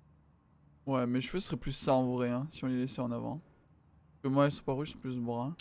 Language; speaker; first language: French; native; French